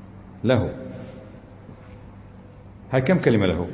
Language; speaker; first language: Arabic; native; Arabic